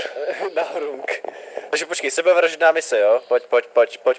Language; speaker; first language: Czech; native; Czech